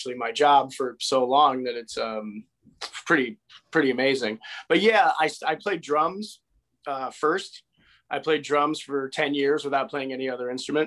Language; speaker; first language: English; native; English